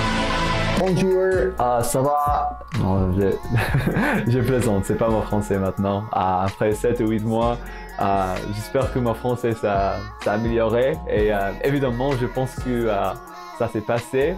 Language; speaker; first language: French; non-native, learner; English